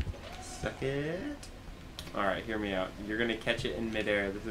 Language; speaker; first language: English; native; English